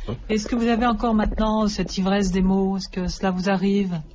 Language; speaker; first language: French; native; French